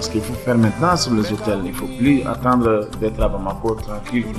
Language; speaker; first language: French; non-native, local second language; Bambara